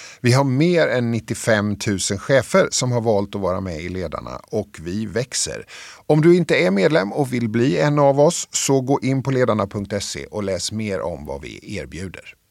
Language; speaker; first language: Swedish; native; Swedish